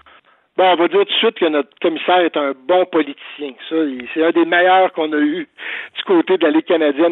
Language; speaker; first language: French; native; French